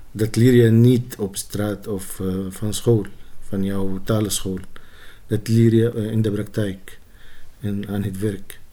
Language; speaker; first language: Dutch; non-native, learner; Arabic